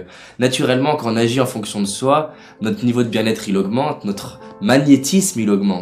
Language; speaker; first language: French; native; French